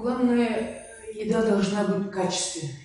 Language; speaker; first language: Russian; non-native, local second language; Yakut